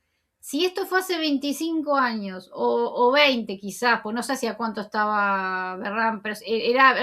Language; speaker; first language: Spanish; native; Spanish